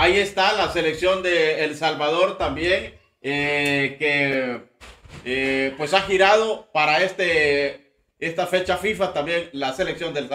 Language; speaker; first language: Spanish; native; Spanish